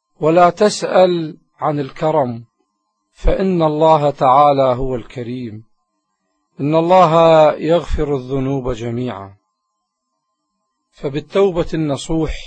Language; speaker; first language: Arabic; native; Arabic